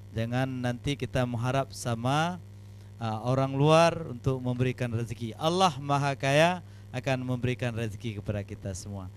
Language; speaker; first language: Malay; non-native, local second language; Achinese